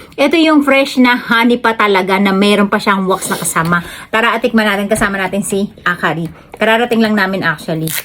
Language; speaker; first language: Filipino; native; Filipino